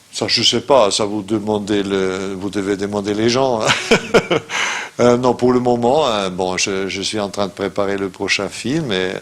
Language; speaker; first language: French; non-native, fluent; German